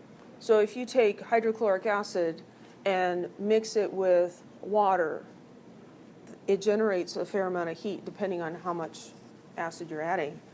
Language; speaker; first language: English; native; English